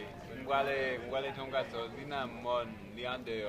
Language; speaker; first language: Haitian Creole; non-native, learner; English